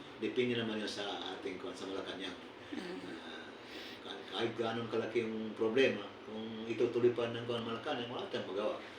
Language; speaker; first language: Filipino; non-native, local second language; Maguindanaon